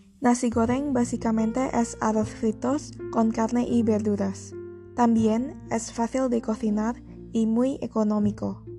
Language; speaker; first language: Spanish; non-native, learner; Indonesian